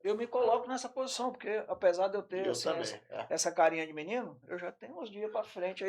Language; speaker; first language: Portuguese; native; Portuguese